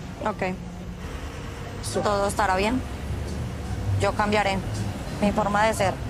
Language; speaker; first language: Spanish; native; Spanish